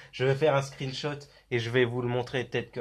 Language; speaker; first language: French; native; French